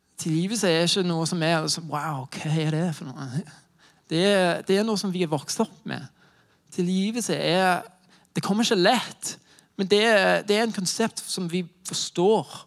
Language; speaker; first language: Norwegian; non-native, fluent; English